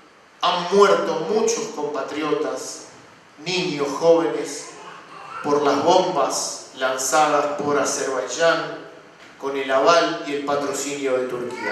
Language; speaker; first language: Spanish; native; Spanish